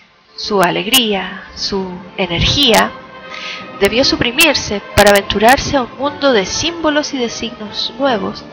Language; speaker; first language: Spanish; native; Spanish